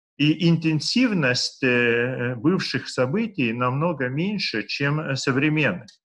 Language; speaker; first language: Russian; non-native, local second language; Lithuanian